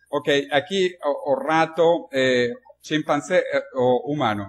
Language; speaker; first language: Spanish; non-native, learner; Portuguese